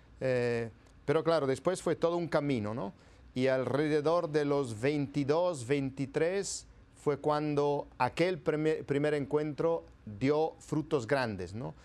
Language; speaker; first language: Spanish; non-native, fluent; Italian